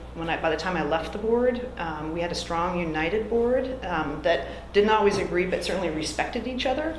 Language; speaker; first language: English; native; English